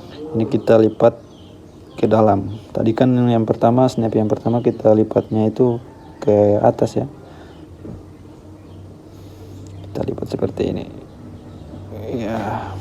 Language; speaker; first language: Indonesian; native; Indonesian